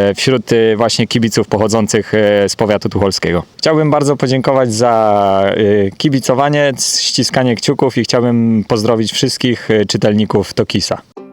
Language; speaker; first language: Polish; native; Polish